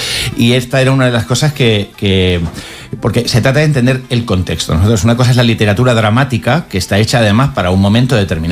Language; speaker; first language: Spanish; native; Spanish